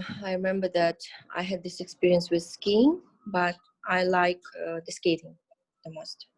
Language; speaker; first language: English; non-native, learner; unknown